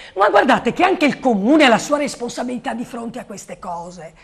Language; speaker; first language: Italian; native; Italian